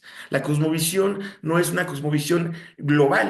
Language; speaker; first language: Spanish; native; Spanish